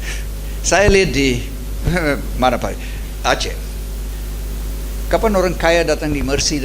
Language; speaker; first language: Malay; non-native, learner; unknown